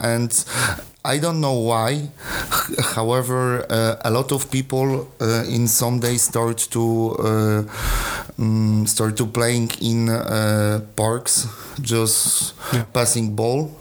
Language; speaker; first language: English; non-native, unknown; Polish